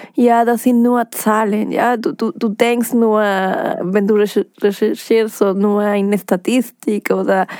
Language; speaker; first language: German; non-native, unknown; Spanish